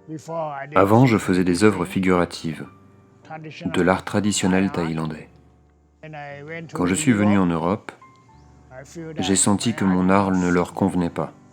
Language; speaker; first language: French; non-native, learner; Thai